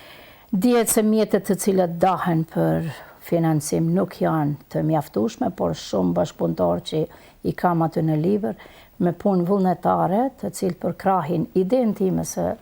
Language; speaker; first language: Albanian; native; Albanian